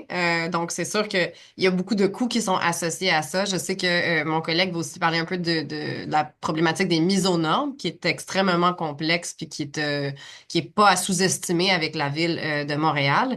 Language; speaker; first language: French; native; French